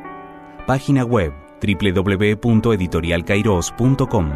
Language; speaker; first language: Spanish; native; Spanish